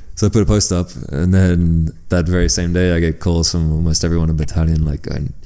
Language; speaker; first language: English; early bilingual, other home language; French